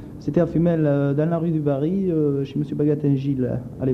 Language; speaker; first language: French; native; French